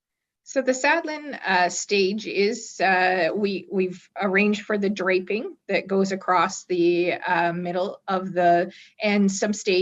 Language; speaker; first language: English; native; English